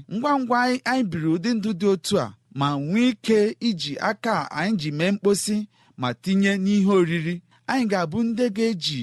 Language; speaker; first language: Igbo; native; Igbo